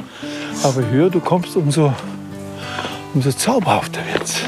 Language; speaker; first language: German; native; German